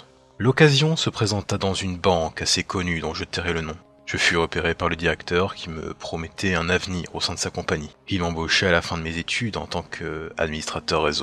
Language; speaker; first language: French; native; French